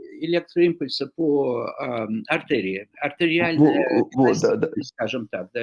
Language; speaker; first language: Russian; non-native, fluent; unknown